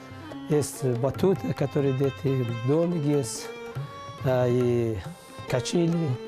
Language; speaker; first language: Russian; non-native, learner; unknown